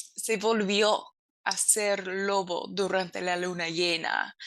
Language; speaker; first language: Spanish; non-native, fluent; English